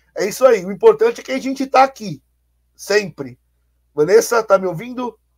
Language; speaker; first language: Portuguese; native; Portuguese